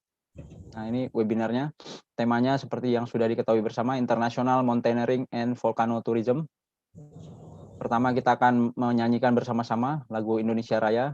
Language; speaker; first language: Indonesian; native; Indonesian